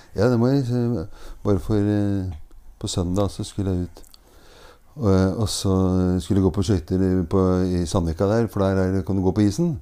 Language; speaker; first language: Norwegian; native; Norwegian